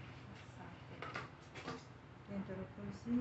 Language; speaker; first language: Italian; non-native, learner; Japanese